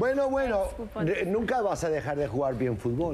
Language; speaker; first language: Spanish; native; Spanish